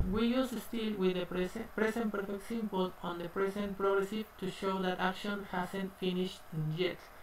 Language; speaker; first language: English; non-native, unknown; Spanish